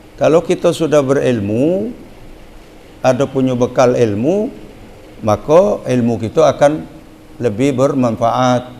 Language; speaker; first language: Malay; native; Malay